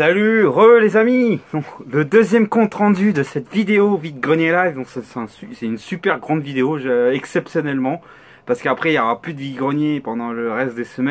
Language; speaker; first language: French; native; French